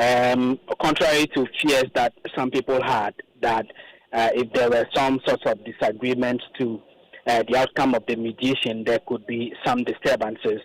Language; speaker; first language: English; native; English